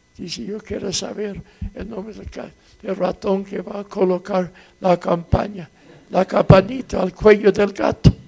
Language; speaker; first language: Spanish; non-native, fluent; English